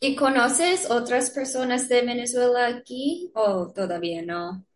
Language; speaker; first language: Spanish; non-native, learner; English